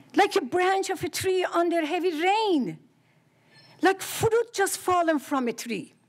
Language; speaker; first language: English; non-native, fluent; Persian